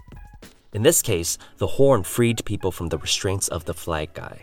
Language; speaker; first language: English; native; English